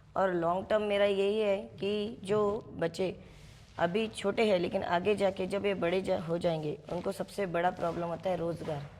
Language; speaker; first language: Hindi; non-native, local second language; Marathi